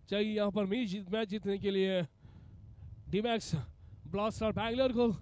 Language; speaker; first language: Hindi; non-native, local second language; Kannada